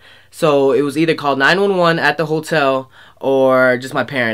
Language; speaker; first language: English; native; English